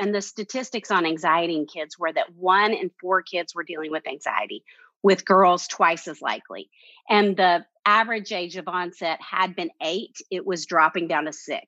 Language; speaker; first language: English; native; English